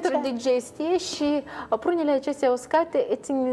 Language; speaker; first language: Romanian; native; Romanian